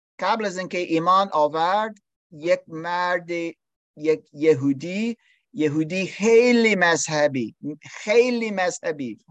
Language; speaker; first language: Persian; non-native, learner; English